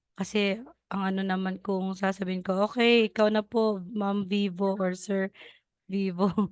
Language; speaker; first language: Filipino; non-native, local second language; Cebuano